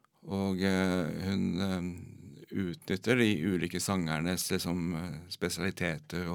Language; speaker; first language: Norwegian; native; Norwegian